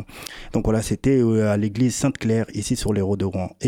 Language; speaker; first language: French; native; French